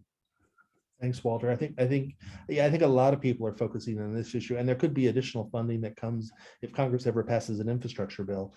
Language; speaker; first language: English; native; English